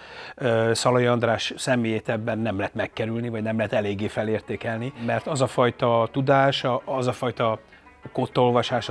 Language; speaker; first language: Hungarian; native; Hungarian